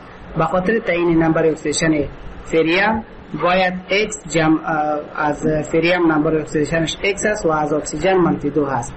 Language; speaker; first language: Persian; native; Persian